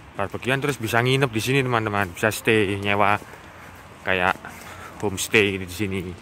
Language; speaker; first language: Indonesian; native; Indonesian